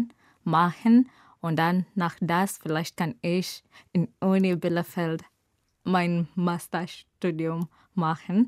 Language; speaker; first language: German; non-native, learner; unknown